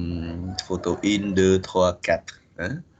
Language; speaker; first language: French; non-native, fluent; Khmer